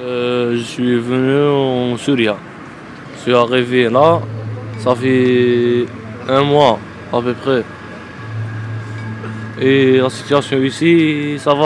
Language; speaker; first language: French; non-native, learner; Arabic